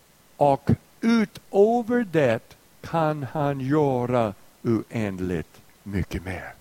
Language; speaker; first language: Swedish; non-native, fluent; English